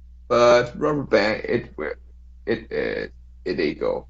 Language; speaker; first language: English; non-native, learner; Chinese